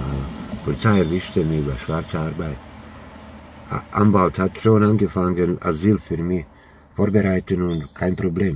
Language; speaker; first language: German; non-native, learner; Croatian